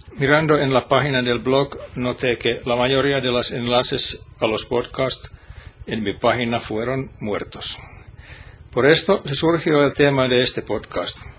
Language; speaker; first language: Spanish; non-native, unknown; Finnish